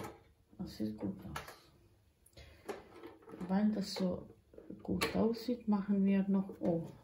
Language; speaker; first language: German; non-native, fluent; Croatian